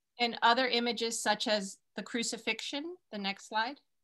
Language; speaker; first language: English; early bilingual, other home language; Spanish